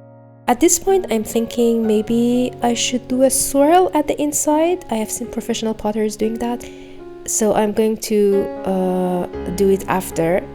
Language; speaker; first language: English; non-native, fluent; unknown